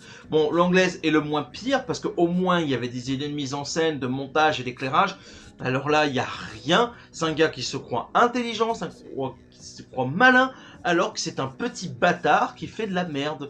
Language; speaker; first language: French; native; French